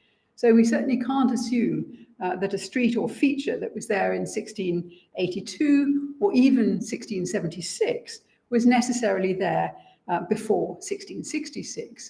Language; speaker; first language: English; native; English